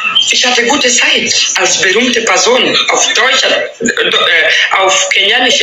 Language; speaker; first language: German; non-native, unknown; Swahili